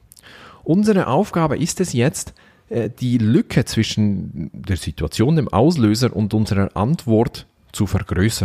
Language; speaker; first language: German; native; German